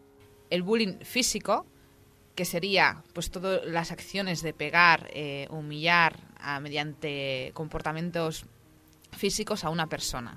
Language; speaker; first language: Spanish; native; Spanish